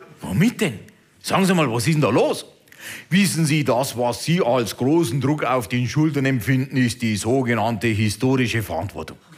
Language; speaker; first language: German; early bilingual, other home language; Turkish